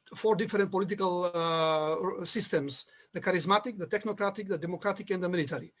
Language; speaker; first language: English; non-native, fluent; Macedonian